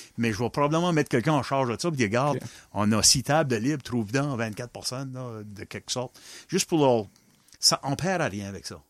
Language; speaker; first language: French; non-native, local second language; English